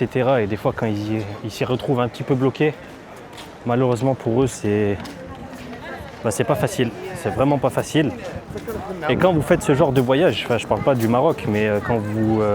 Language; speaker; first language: French; native; French